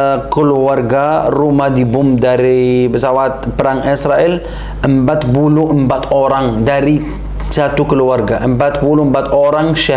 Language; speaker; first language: Indonesian; non-native, learner; Arabic